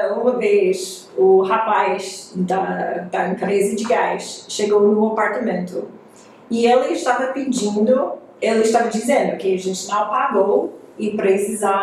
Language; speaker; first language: Portuguese; non-native, fluent; English